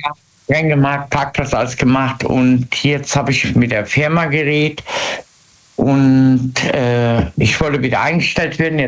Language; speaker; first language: German; native; German